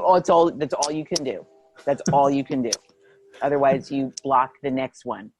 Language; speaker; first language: English; native; English